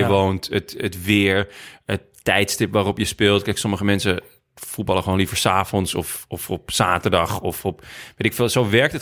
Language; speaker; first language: Dutch; native; Dutch